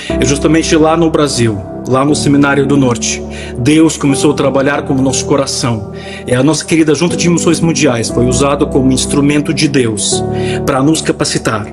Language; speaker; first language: Portuguese; non-native, fluent; Ukrainian